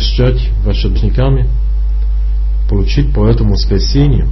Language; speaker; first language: Russian; non-native, fluent; English